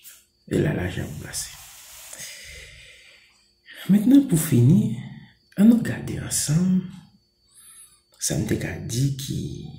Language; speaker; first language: French; non-native, local second language; Haitian Creole